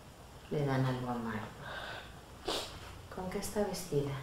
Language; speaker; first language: Spanish; native; Spanish